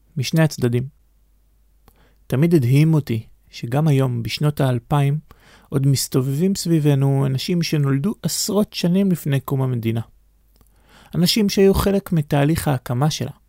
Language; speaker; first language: Hebrew; native; Hebrew